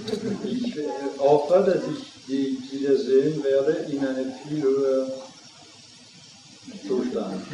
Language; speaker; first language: German; non-native, fluent; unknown